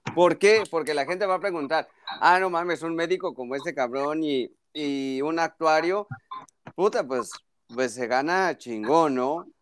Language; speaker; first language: Spanish; native; Spanish